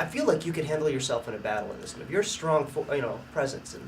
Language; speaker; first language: English; native; English